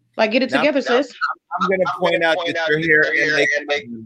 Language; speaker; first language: English; native; English